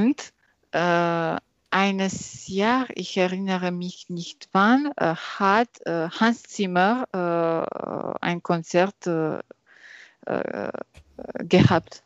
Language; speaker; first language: German; non-native, learner; French